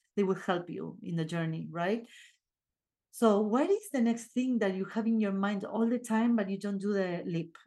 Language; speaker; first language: English; non-native, fluent; Spanish